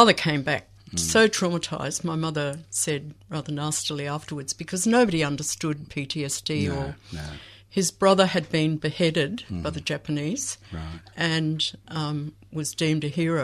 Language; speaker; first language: English; native; English